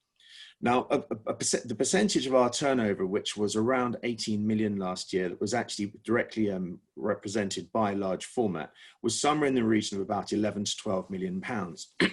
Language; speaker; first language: English; native; English